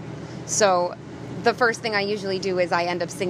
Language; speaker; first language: English; native; English